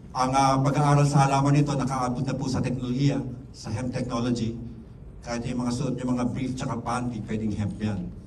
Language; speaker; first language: Filipino; native; Filipino